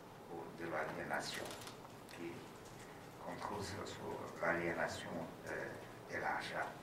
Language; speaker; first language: French; non-native, fluent; Portuguese